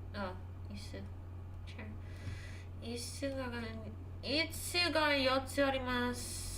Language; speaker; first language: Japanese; non-native, learner; English